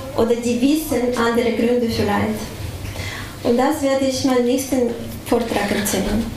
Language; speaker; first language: German; non-native, fluent; Russian